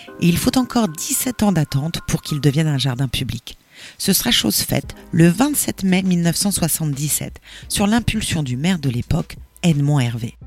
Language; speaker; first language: French; native; French